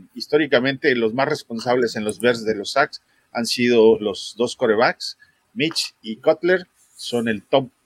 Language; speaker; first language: Spanish; native; Spanish